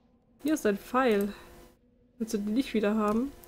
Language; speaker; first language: German; native; German